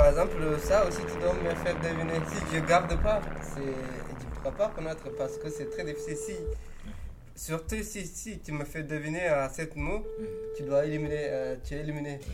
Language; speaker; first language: French; non-native, learner; Urdu